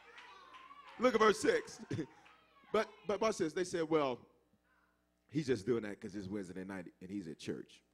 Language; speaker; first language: English; native; English